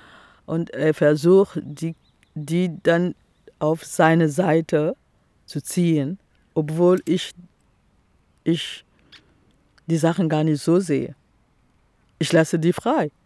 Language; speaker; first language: German; non-native, fluent; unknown